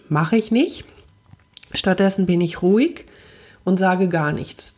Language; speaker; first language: German; native; German